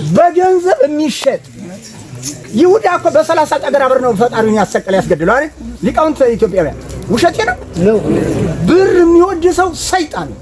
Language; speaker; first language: Amharic; native; Amharic